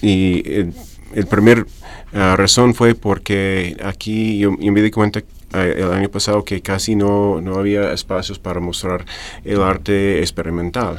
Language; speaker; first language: Spanish; non-native, fluent; English